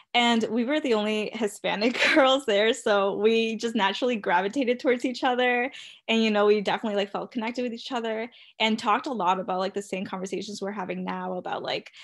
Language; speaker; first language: English; early bilingual, other home language; Spanish